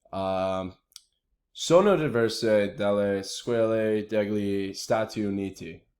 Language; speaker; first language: Italian; non-native, learner; English